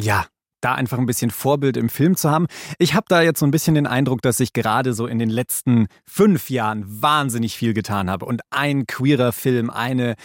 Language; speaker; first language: German; native; German